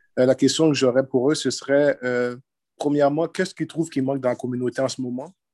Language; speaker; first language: French; early bilingual, other home language; Haitian Creole